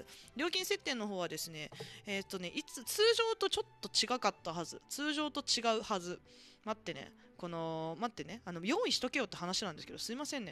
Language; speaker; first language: Japanese; native; Japanese